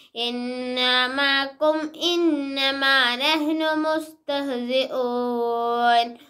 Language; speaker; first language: Arabic; non-native, learner; Malayalam